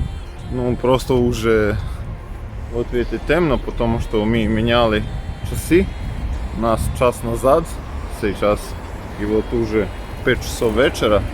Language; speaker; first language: Russian; non-native, fluent; Serbian